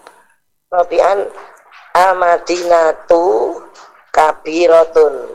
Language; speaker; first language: Arabic; non-native, learner; Indonesian